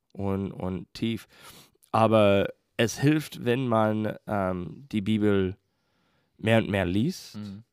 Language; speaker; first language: German; non-native, fluent; English